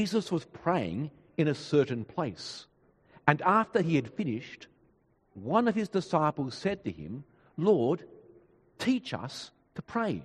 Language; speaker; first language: English; native; English